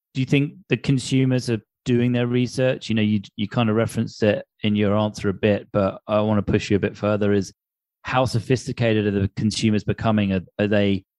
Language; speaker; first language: English; native; English